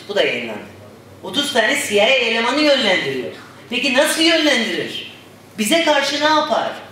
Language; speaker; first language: Turkish; native; Turkish